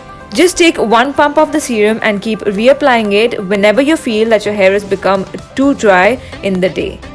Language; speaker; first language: English; non-native, local second language; Hindi